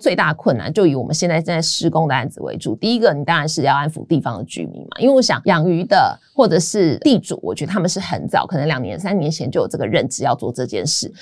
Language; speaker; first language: Chinese; native; Chinese